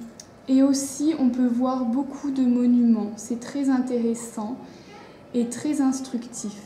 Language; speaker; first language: French; non-native, learner; English